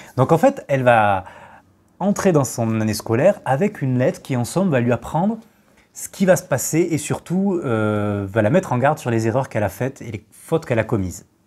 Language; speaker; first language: French; native; French